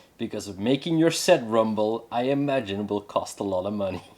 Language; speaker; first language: English; non-native, fluent; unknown